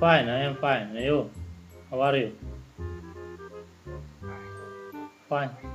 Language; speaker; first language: English; non-native, learner; Indonesian